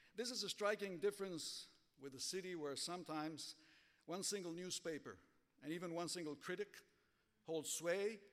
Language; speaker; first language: English; early bilingual, other home language; Spanish